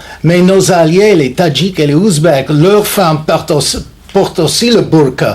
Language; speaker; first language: French; non-native, fluent; English